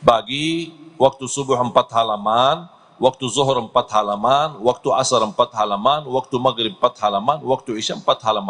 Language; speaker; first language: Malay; non-native, fluent; Arabic